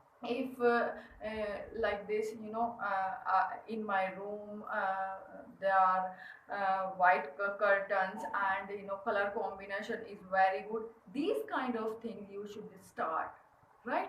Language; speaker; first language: English; non-native, learner; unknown